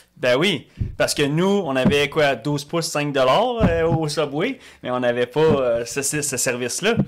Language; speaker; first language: French; native; French